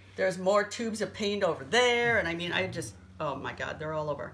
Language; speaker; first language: English; native; English